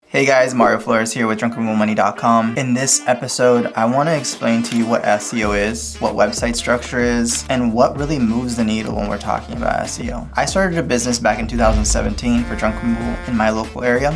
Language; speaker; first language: English; native; English